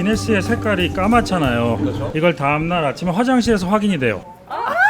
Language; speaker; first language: Korean; native; Korean